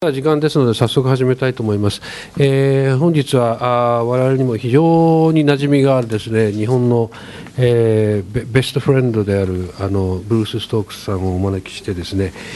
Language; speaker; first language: Japanese; native; Japanese